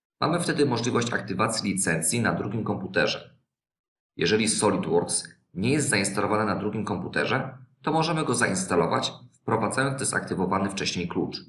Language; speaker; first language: Polish; native; Polish